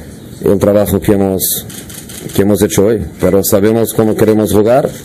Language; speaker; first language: Spanish; non-native, fluent; Portuguese